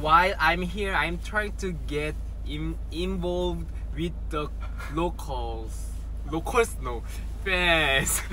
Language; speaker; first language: English; non-native, learner; Korean